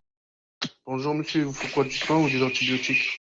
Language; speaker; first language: French; native; French